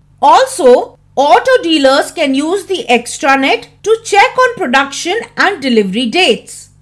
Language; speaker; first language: English; non-native, local second language; Hindi